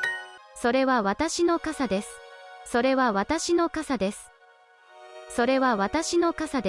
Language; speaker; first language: Japanese; non-native, learner; English